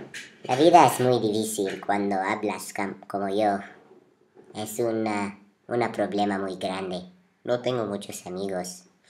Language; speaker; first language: Spanish; non-native, learner; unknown